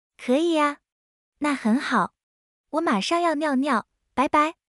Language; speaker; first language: Chinese; non-native, learner; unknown